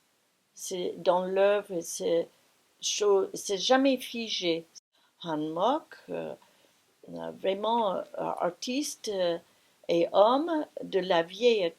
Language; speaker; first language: French; non-native, fluent; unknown